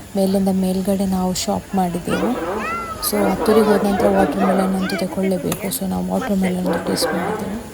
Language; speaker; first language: Kannada; non-native, local second language; Konkani